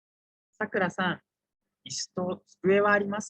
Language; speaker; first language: Japanese; non-native, learner; Indonesian